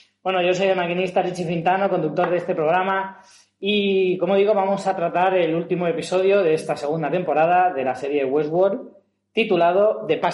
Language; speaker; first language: Spanish; native; Spanish